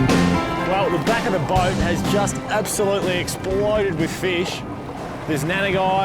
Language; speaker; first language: English; native; English